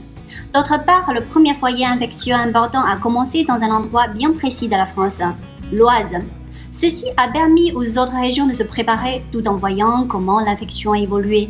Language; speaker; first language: French; non-native, fluent; Chinese